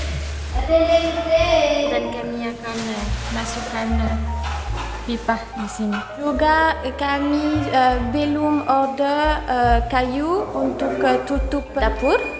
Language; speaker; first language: Indonesian; non-native, learner; French